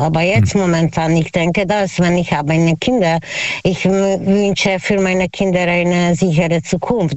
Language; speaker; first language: German; non-native, learner; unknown